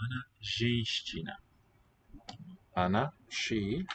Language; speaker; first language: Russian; non-native, learner; English